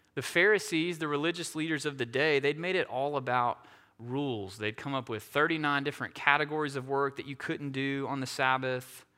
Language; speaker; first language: English; native; English